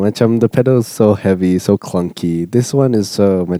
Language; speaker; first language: English; non-native, local second language; Malay